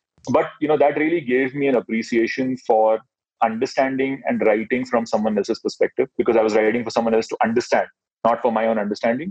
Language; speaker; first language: English; non-native, local second language; Hindi